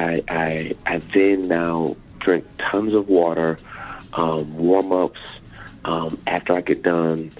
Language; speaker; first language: English; native; English